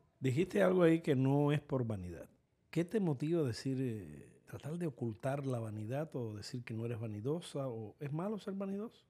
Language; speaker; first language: Spanish; native; Spanish